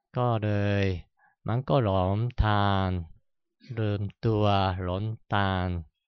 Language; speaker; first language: Thai; non-native, fluent; Japanese